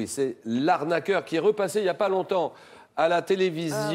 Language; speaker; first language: French; native; French